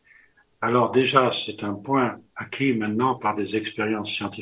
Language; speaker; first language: French; native; French